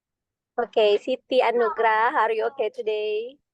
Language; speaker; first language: English; non-native, learner; Indonesian